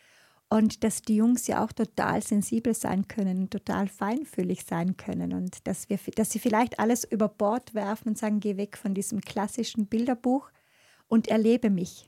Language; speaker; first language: German; native; German